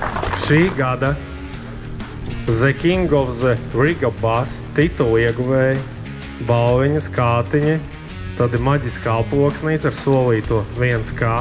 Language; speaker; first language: Latvian; native; Latvian